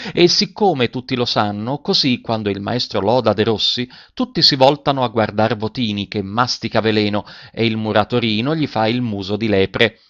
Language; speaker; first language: Italian; native; Italian